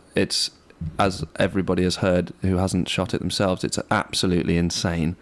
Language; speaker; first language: English; native; English